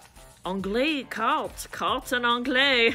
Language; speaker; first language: French; non-native, learner; English